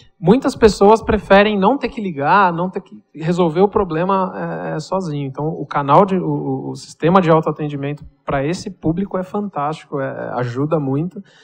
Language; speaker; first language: Portuguese; native; Portuguese